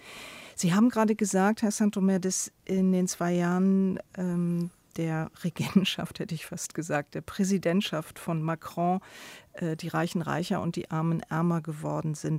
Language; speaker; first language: German; native; German